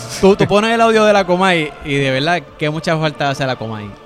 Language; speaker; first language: Spanish; native; Spanish